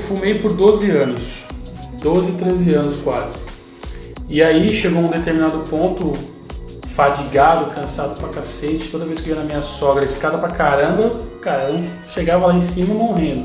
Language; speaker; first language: Portuguese; native; Portuguese